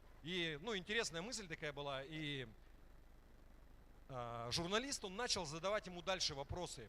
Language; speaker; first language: Russian; native; Russian